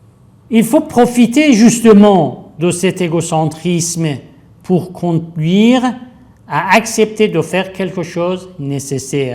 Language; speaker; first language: French; non-native, fluent; Persian